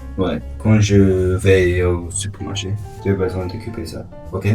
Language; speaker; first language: French; non-native, learner; English